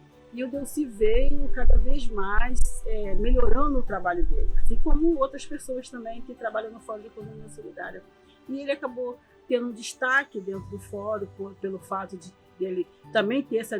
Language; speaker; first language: Portuguese; native; Portuguese